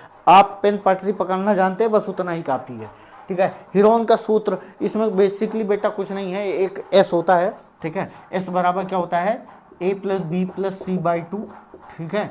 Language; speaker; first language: Hindi; native; Hindi